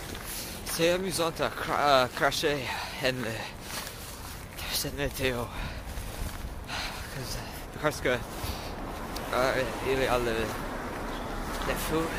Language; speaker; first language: French; non-native, learner; English